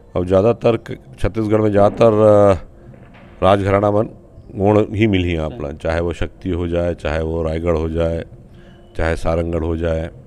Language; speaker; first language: Hindi; native; Hindi